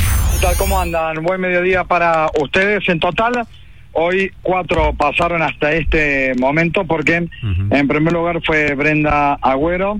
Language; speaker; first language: Spanish; native; Spanish